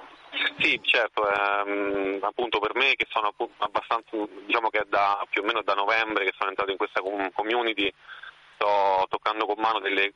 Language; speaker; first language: Italian; native; Italian